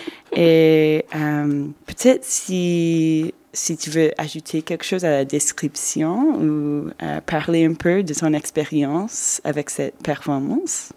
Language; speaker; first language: French; non-native, fluent; English